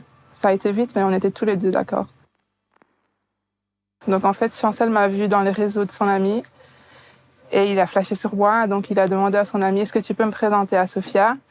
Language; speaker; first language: French; native; French